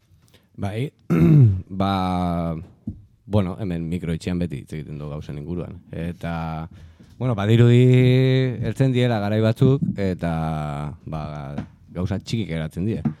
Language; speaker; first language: Basque; native; Basque